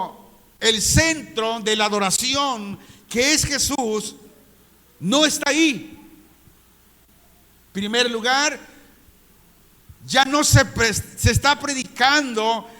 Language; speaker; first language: Spanish; native; Spanish